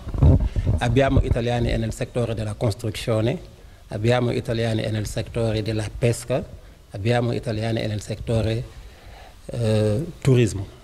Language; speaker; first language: Italian; non-native, fluent; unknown